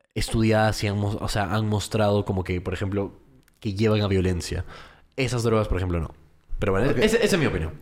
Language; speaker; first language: Spanish; early bilingual, heritage; Spanish